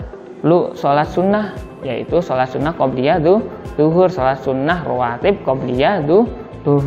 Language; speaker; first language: Indonesian; native; Indonesian